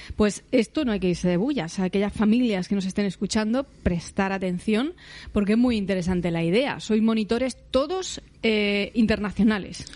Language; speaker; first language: Spanish; native; Spanish